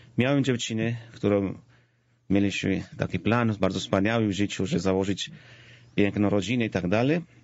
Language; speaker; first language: Polish; non-native, fluent; Georgian